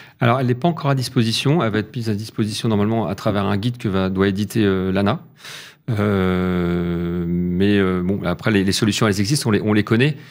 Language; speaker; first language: French; native; French